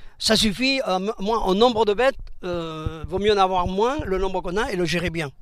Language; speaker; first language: French; early bilingual, other home language; Spanish